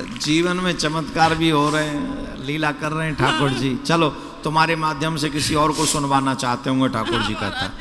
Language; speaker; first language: Hindi; native; Hindi